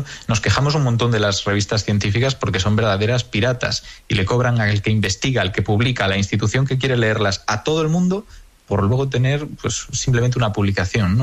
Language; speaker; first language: Spanish; native; Spanish